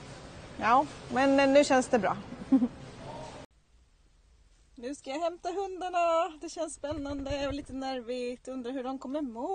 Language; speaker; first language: Swedish; native; Swedish